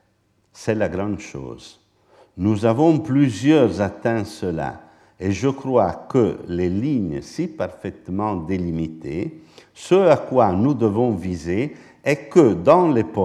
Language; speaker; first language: French; non-native, fluent; Italian